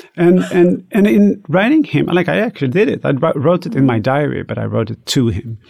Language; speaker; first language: English; non-native, fluent; Swedish